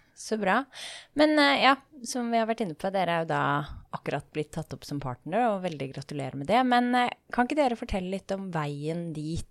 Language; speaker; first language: Norwegian; native; Norwegian